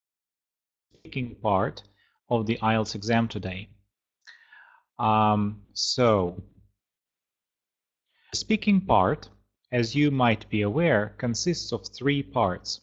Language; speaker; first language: English; non-native, fluent; Russian